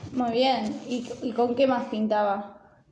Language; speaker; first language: Spanish; native; Spanish